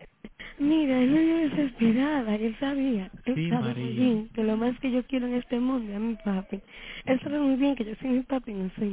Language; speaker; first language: Spanish; native; Spanish